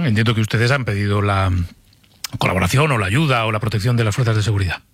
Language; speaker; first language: Spanish; native; Spanish